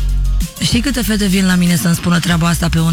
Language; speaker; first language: Romanian; native; Romanian